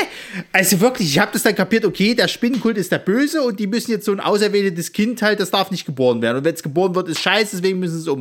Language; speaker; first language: German; native; German